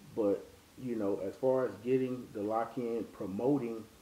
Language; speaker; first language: English; native; English